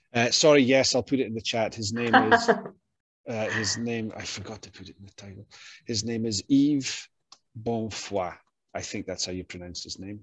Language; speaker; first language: English; native; English